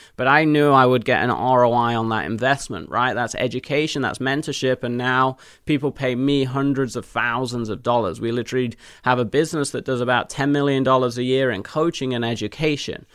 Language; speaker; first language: English; native; English